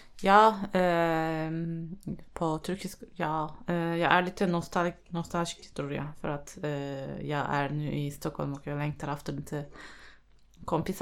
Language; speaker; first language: Swedish; non-native, learner; Turkish